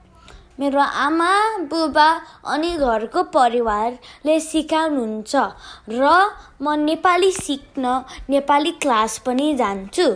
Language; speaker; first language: Nepali; early bilingual, heritage; Nepali